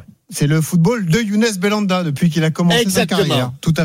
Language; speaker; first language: French; native; French